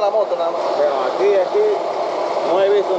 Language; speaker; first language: Spanish; native; Spanish